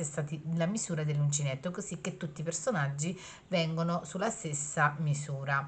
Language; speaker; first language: Italian; native; Italian